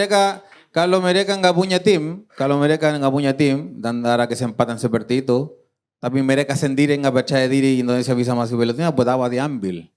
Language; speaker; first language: Indonesian; non-native, fluent; Dutch